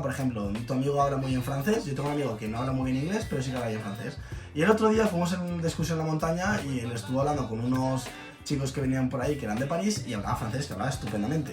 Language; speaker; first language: Spanish; native; Spanish